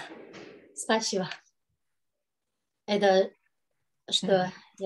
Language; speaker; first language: Russian; non-native, learner; Chinese